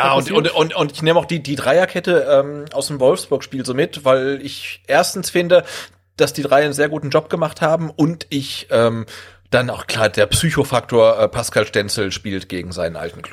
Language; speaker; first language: German; native; German